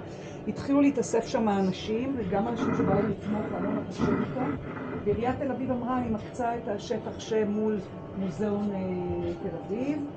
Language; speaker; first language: Hebrew; native; Hebrew